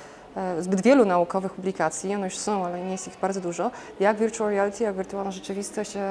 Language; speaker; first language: Polish; native; Polish